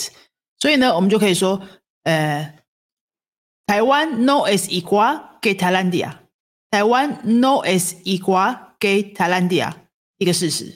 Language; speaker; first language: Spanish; non-native, fluent; Chinese